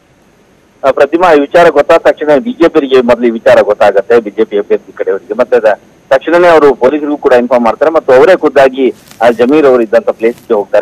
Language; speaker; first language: Kannada; native; Kannada